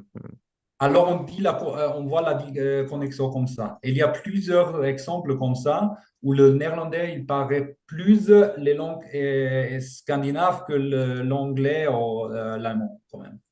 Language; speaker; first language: French; non-native, fluent; German